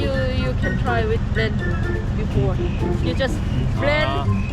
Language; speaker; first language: English; non-native, learner; Thai